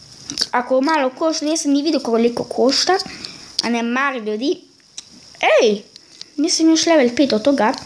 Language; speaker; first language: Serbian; early bilingual, heritage; Serbian